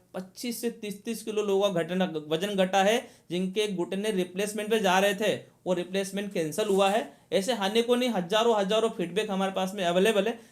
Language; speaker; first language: Hindi; native; Hindi